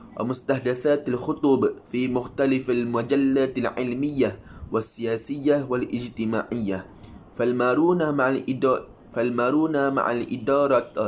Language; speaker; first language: Arabic; non-native, learner; Malay